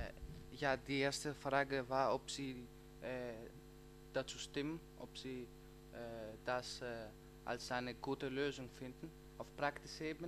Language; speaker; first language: German; non-native, fluent; Greek